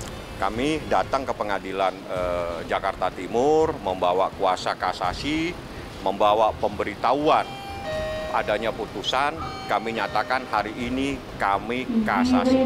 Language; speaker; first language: Indonesian; native; Indonesian